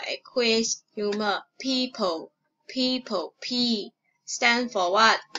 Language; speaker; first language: English; non-native, local second language; Chinese